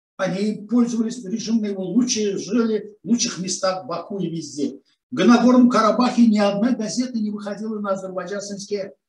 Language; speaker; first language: Russian; non-native, local second language; Azerbaijani